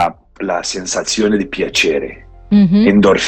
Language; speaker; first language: Italian; non-native, fluent; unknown